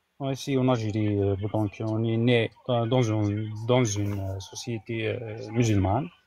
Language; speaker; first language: French; non-native, local second language; Kabyle